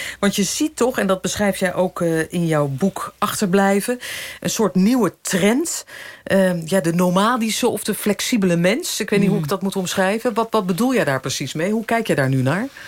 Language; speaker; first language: Dutch; native; Dutch